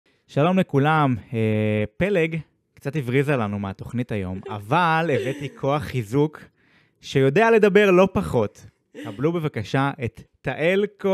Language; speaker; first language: Hebrew; native; Hebrew